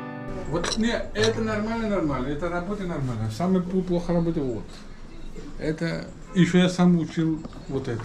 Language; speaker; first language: Russian; non-native, learner; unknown